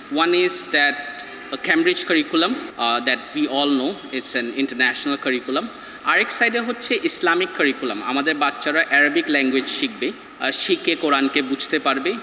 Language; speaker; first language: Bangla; native; Bangla